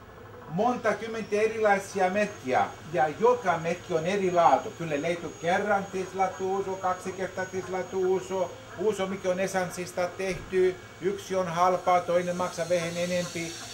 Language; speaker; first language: Finnish; non-native, learner; Greek